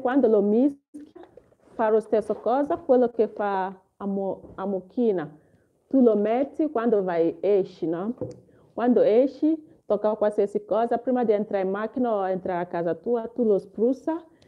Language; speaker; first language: Italian; non-native, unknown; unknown